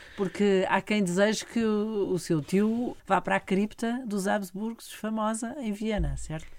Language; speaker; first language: Portuguese; native; Portuguese